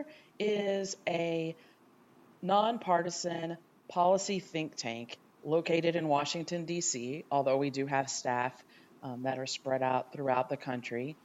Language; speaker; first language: English; native; English